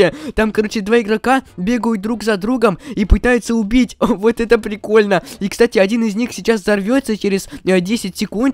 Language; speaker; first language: Russian; native; Russian